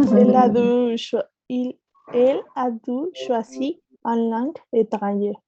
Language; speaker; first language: French; non-native, learner; Spanish